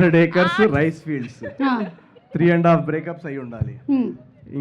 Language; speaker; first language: Telugu; native; Telugu